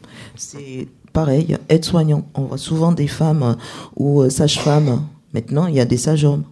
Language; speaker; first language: French; native; French